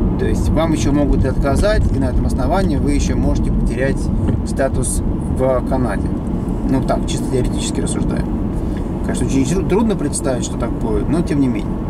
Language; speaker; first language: Russian; native; Russian